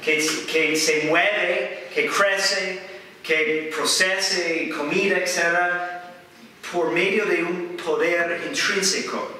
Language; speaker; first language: Spanish; non-native, fluent; English